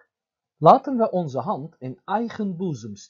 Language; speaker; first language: Dutch; non-native, fluent; Turkish